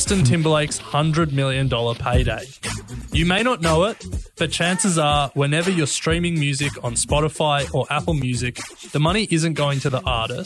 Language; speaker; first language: English; native; English